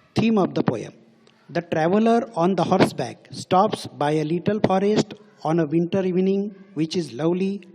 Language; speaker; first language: English; non-native, local second language; Marathi